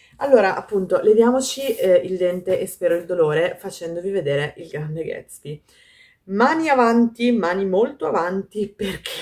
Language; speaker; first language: Italian; native; Italian